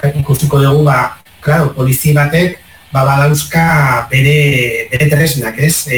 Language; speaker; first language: Basque; non-native, local second language; Spanish